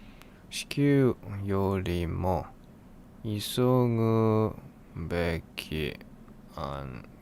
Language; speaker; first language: Japanese; non-native, learner; English